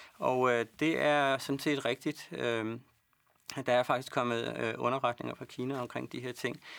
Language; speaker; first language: Danish; native; Danish